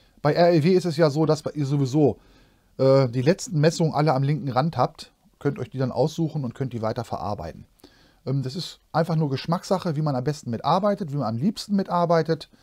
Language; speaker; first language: German; native; German